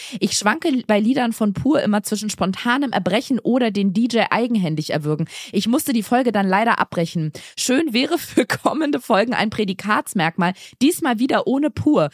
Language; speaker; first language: German; native; German